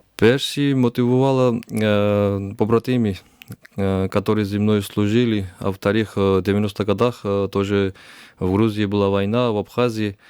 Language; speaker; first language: Ukrainian; non-native, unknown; Georgian